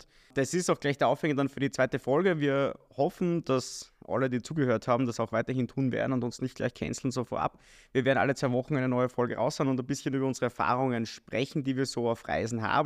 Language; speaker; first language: German; native; German